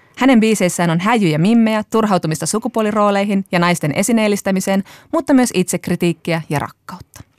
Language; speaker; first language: Finnish; native; Finnish